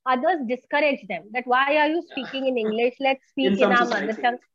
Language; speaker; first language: English; non-native, local second language; Hindi